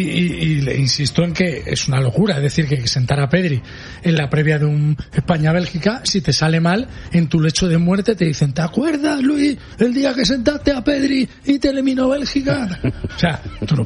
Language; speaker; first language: Spanish; native; Spanish